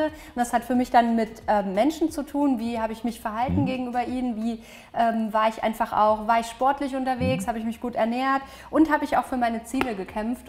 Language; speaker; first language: German; native; German